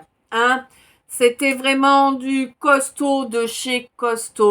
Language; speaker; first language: French; native; French